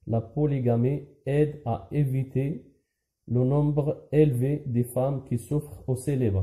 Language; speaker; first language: French; non-native, local second language; Arabic